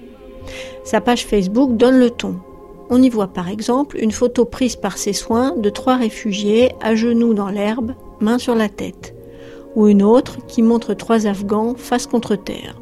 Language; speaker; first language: French; native; French